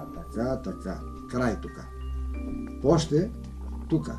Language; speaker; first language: Bulgarian; non-native, learner; Greek